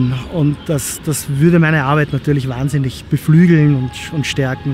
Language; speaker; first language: German; native; German